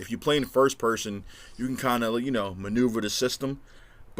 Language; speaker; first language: English; native; English